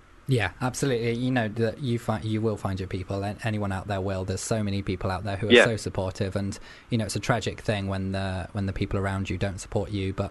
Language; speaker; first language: English; native; English